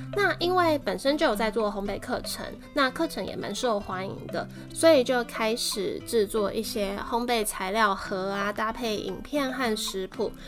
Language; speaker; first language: Chinese; native; Chinese